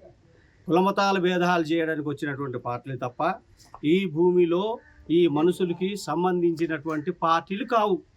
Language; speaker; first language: Telugu; native; Telugu